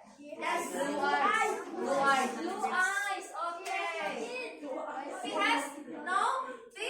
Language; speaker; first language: English; non-native, learner; Indonesian